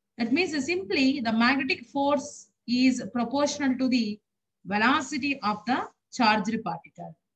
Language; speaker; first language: English; non-native, local second language; Telugu